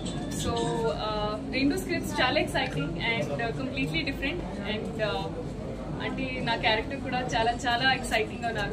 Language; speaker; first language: Telugu; non-native, learner; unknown